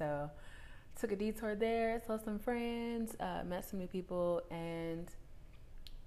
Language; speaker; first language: English; native; English